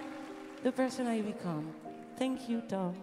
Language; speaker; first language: English; non-native, fluent; French